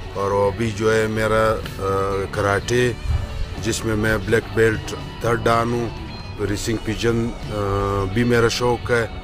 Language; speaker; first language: Urdu; non-native, local second language; Pashto